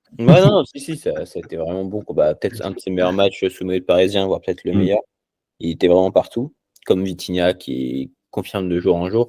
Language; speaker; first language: French; native; French